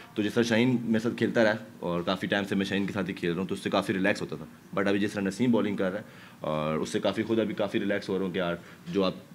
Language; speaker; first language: Urdu; native; Urdu